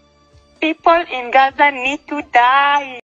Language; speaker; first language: English; non-native, learner; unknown